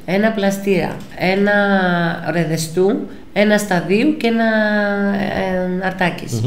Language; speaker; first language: Greek; native; Greek